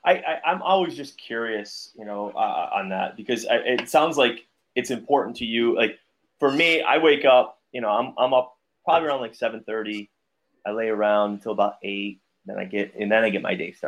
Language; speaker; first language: English; native; English